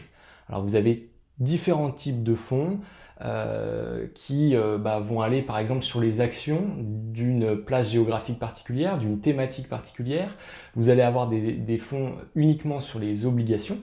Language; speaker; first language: French; native; French